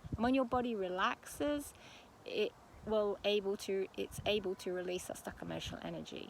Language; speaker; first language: English; native; English